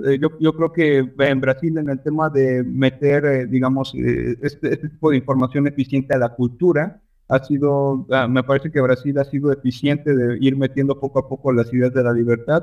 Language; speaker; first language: Spanish; native; Spanish